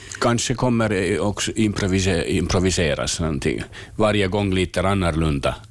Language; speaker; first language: Swedish; non-native, learner; Finnish